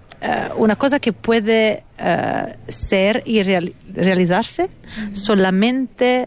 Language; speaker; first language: Spanish; non-native, fluent; Italian